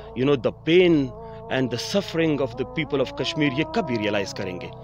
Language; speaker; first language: English; non-native, local second language; Pashto